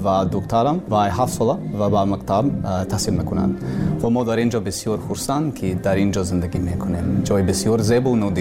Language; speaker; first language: Persian; non-native, learner; English